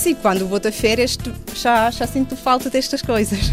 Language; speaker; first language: Portuguese; non-native, fluent; Swiss German